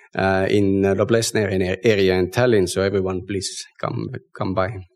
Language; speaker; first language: English; non-native, fluent; Estonian